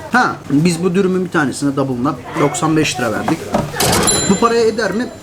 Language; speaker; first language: Turkish; native; Turkish